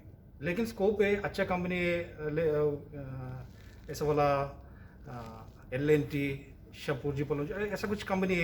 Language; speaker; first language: Hindi; non-native, local second language; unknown